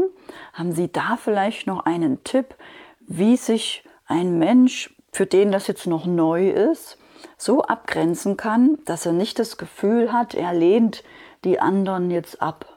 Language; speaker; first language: German; native; German